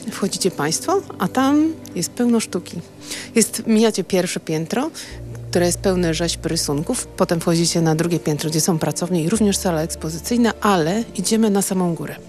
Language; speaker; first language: Polish; native; Polish